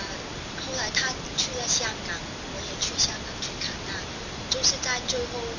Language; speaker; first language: Chinese; non-native, fluent; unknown